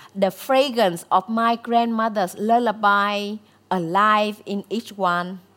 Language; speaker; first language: English; non-native, fluent; Vietnamese